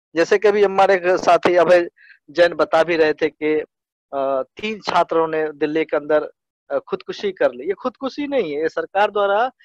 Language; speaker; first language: Hindi; native; Hindi